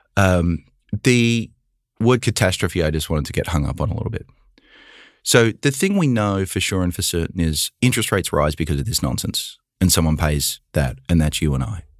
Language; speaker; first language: English; native; English